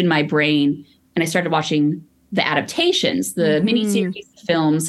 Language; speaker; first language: English; native; English